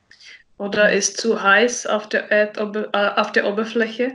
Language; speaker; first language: German; non-native, fluent; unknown